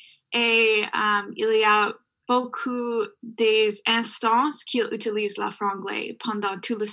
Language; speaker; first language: French; non-native, learner; English